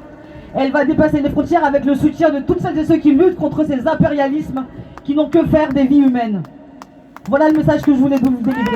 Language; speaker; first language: French; native; French